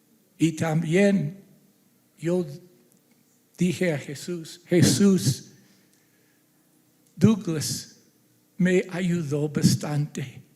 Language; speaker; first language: Spanish; non-native, fluent; English